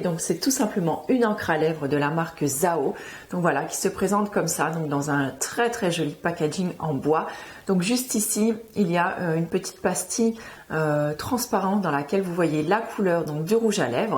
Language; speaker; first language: French; native; French